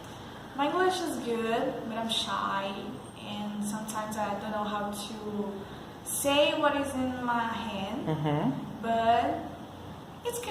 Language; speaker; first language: English; non-native, learner; Portuguese